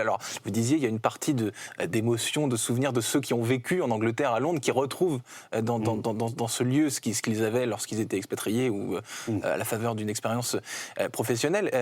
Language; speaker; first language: French; native; French